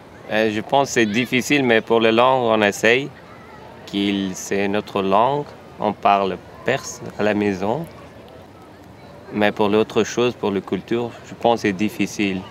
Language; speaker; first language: French; non-native, learner; Persian